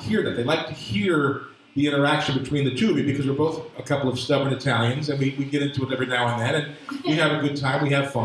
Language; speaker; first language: English; native; English